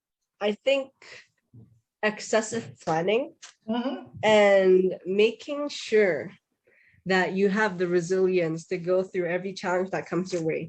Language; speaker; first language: English; non-native, fluent; Indonesian